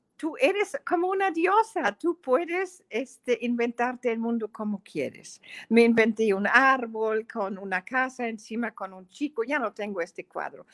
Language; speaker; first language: Spanish; non-native, fluent; German